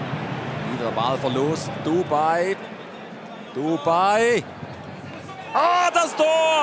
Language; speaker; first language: German; native; German